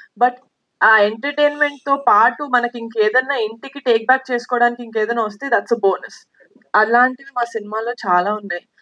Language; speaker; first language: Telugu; native; Telugu